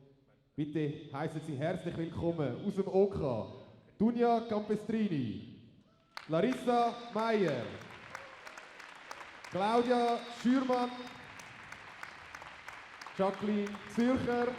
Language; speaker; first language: German; native; German